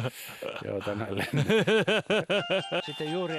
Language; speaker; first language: Finnish; native; Finnish